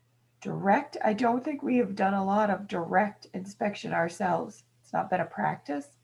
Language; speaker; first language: English; native; English